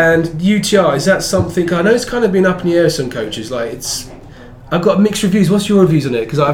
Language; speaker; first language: English; native; English